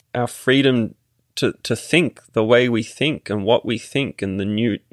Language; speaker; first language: English; native; English